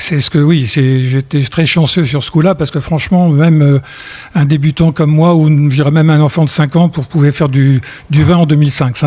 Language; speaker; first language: French; native; French